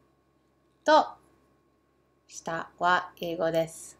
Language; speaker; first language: Japanese; early bilingual, heritage; English